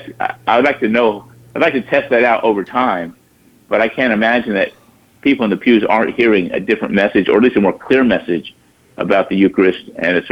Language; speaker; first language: English; native; English